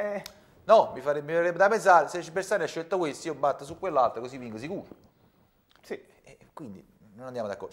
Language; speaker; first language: Italian; native; Italian